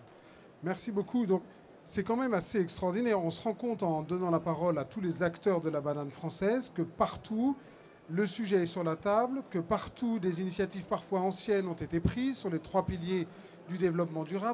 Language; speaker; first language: French; native; French